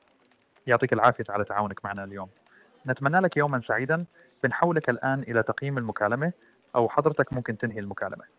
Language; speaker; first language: Arabic; native; Arabic